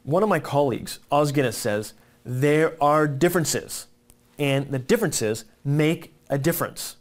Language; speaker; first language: English; native; English